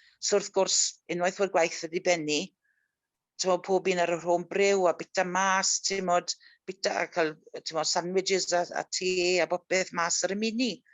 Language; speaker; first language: Welsh; native; Welsh